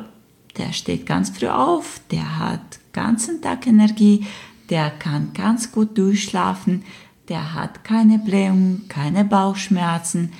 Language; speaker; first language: German; non-native, fluent; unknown